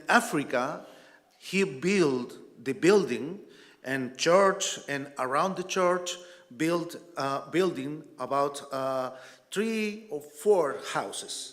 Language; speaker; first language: English; non-native, learner; Spanish